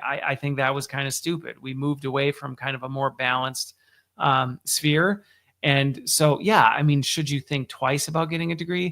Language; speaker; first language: English; native; English